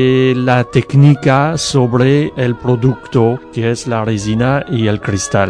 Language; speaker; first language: Spanish; non-native, learner; French